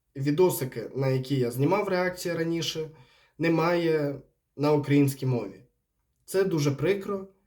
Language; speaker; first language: Ukrainian; non-native, local second language; Russian